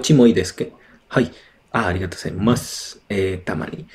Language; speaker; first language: Japanese; non-native, learner; English